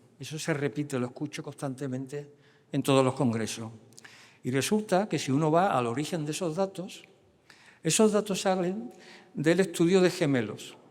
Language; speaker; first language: Spanish; native; Spanish